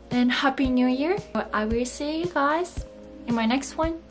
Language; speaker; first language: English; non-native, fluent; Japanese